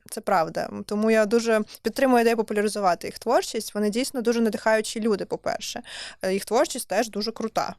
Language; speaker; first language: Ukrainian; native; Ukrainian